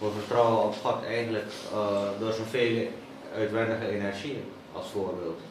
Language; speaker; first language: Dutch; native; Dutch